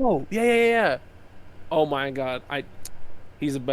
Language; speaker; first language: English; native; English